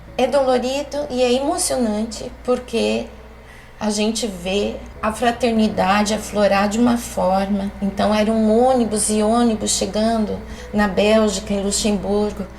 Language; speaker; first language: Portuguese; native; Portuguese